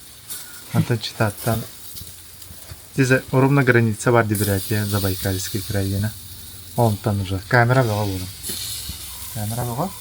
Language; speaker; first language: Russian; non-native, local second language; Yakut